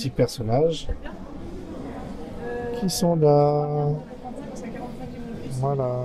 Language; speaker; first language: French; native; French